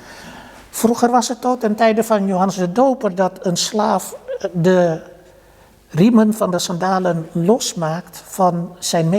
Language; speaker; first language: Dutch; early bilingual, other home language; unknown